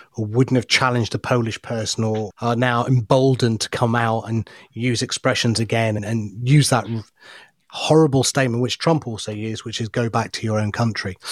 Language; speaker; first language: English; native; English